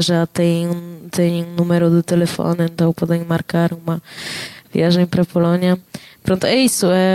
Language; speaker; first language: Portuguese; non-native, fluent; Polish